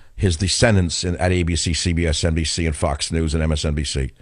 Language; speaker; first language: English; native; English